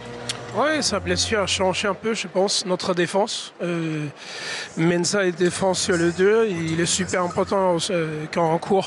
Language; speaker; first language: French; non-native, fluent; Danish